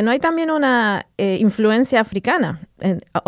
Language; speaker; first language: Spanish; native; Spanish